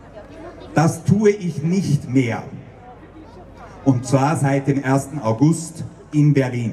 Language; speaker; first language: German; native; German